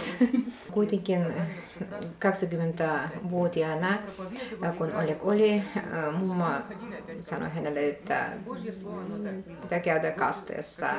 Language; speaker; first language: Finnish; non-native, fluent; Russian